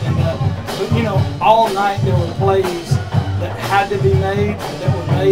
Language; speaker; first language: English; native; English